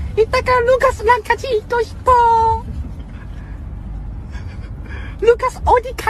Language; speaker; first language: Korean; non-native, learner; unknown